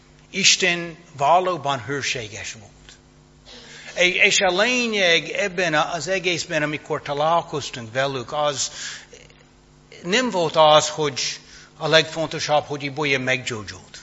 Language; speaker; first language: Hungarian; non-native, fluent; English